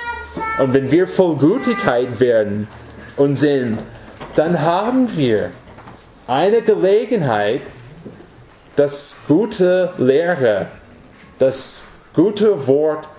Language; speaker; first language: German; non-native, fluent; English